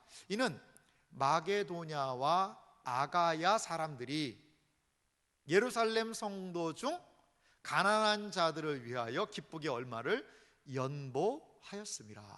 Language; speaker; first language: Korean; native; Korean